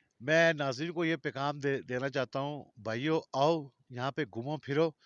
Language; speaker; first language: Urdu; non-native, local second language; Balti